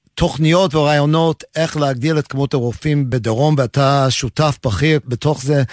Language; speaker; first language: Hebrew; non-native, fluent; English